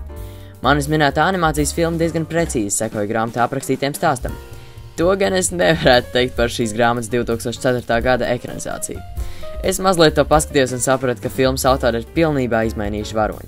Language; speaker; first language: Latvian; native; Latvian